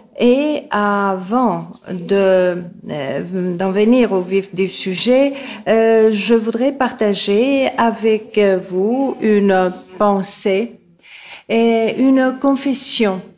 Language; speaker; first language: French; non-native, fluent; Greek